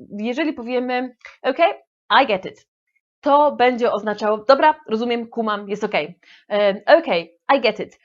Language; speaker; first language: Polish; native; Polish